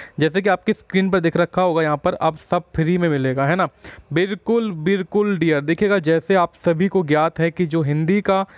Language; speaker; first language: Hindi; native; Hindi